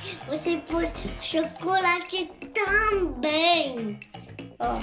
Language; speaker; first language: Portuguese; early bilingual, other home language; French